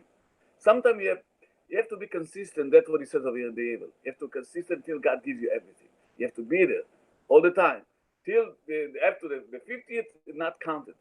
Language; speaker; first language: English; non-native, learner; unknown